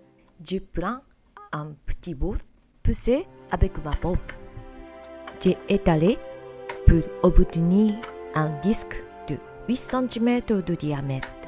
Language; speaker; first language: French; non-native, learner; Japanese